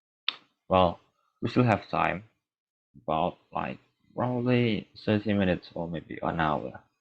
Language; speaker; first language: English; non-native, fluent; Indonesian